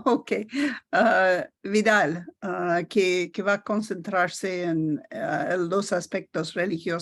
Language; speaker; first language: Spanish; non-native, learner; English